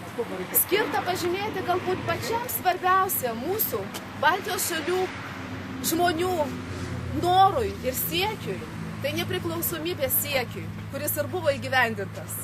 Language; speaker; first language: Lithuanian; non-native, local second language; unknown